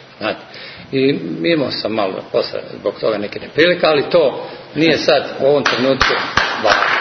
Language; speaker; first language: Serbian; native; Serbian